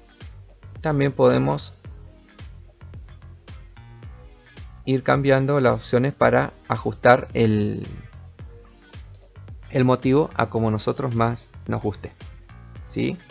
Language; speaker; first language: Spanish; native; Spanish